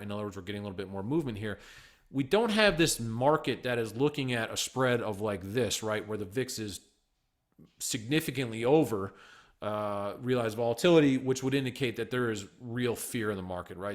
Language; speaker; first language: English; native; English